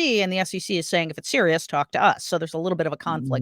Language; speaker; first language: English; native; English